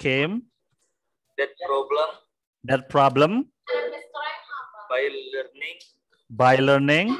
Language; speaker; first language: English; non-native, learner; Indonesian